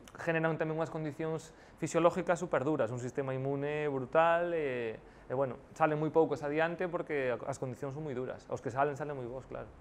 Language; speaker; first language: Galician; native; Galician